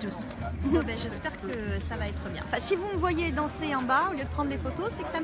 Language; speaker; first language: French; native; French